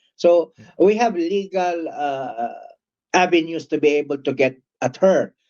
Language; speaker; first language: English; non-native, local second language; Filipino